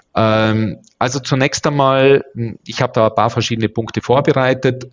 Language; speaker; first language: German; native; German